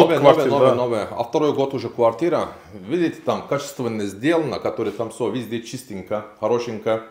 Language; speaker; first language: Russian; non-native, learner; Turkish